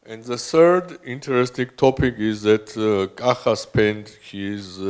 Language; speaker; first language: English; non-native, fluent; Georgian